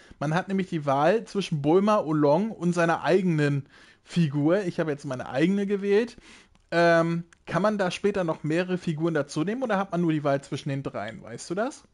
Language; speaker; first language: German; native; German